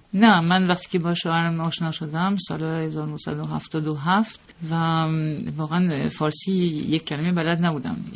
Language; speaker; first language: Persian; non-native, fluent; French